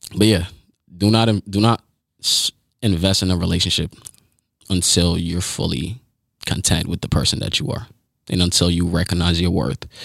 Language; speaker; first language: English; early bilingual, other home language; Haitian Creole